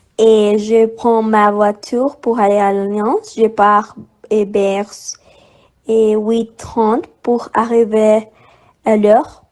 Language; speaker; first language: French; non-native, learner; Spanish